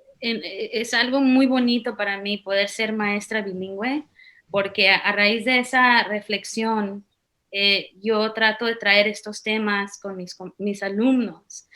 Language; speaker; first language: Spanish; early bilingual, heritage; Spanish